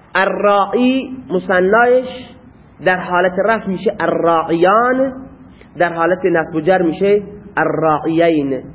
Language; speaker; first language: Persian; non-native, local second language; Baluchi